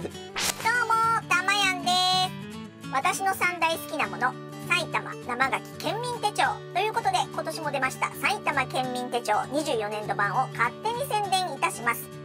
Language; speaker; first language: Japanese; native; Japanese